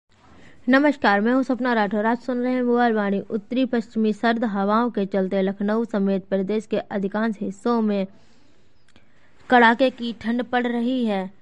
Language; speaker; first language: Hindi; native; Hindi